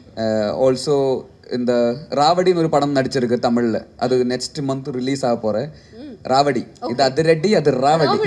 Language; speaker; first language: Tamil; non-native, learner; Malayalam